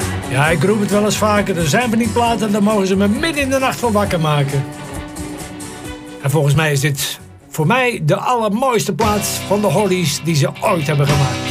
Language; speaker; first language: Dutch; native; Dutch